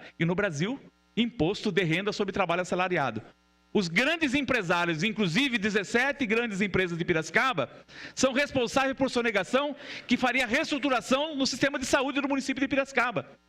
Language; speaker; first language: Portuguese; native; Portuguese